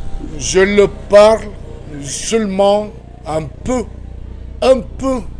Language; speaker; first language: French; non-native, fluent; Spanish